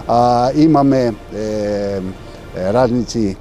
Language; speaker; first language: Macedonian; non-native, learner; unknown